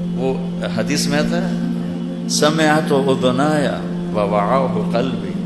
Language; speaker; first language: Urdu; non-native, local second language; Punjabi